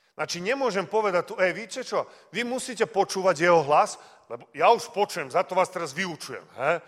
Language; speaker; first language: Slovak; early bilingual, heritage; Slovak